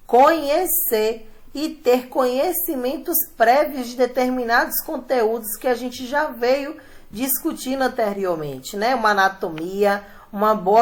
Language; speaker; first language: Portuguese; native; Portuguese